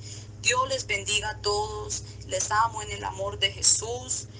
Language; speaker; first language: Spanish; native; Spanish